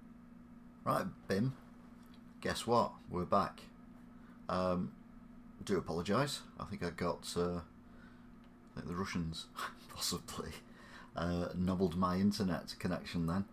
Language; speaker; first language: English; native; English